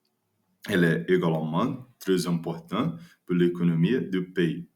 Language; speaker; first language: French; non-native, learner; Portuguese